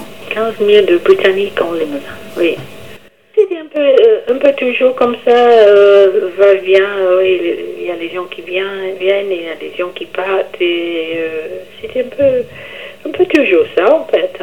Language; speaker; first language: French; non-native, fluent; English